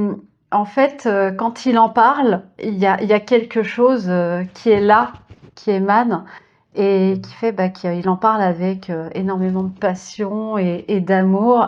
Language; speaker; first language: French; native; French